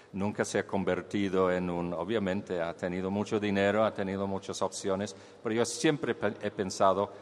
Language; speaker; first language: Spanish; non-native, fluent; English